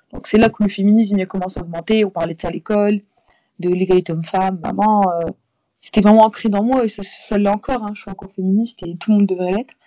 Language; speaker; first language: French; native; French